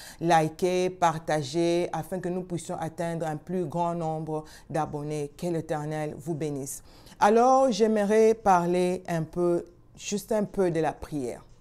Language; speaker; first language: French; non-native, local second language; Swahili